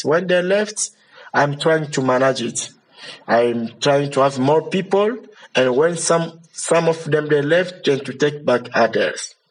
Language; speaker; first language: English; non-native, learner; Lingala